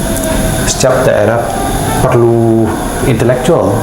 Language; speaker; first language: Indonesian; non-native, fluent; Dutch